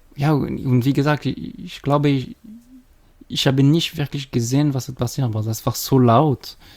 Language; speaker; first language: German; non-native, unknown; French